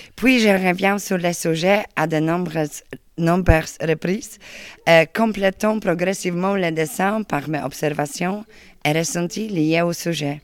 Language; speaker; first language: French; non-native, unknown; Polish